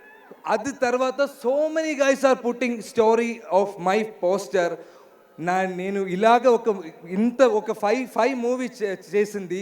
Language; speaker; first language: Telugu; non-native, learner; Malayalam